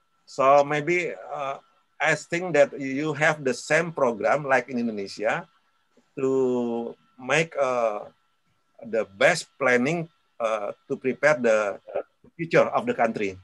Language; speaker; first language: English; non-native, learner; Indonesian